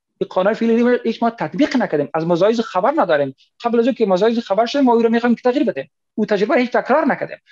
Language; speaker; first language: Persian; non-native, local second language; Pashto